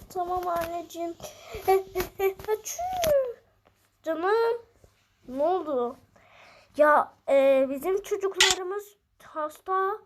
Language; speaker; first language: Turkish; early bilingual, heritage; Turkish